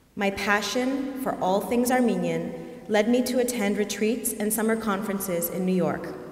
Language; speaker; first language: English; native; English